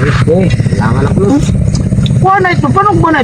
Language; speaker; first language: Filipino; non-native, local second language; Cebuano